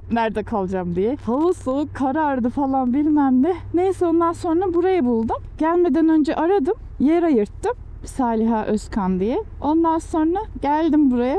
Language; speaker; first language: Turkish; native; Turkish